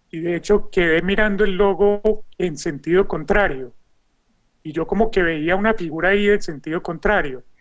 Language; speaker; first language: Spanish; native; Spanish